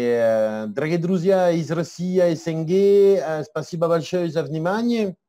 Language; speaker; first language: Russian; non-native, learner; French